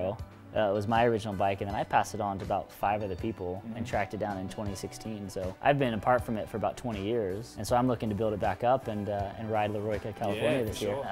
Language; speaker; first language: English; native; English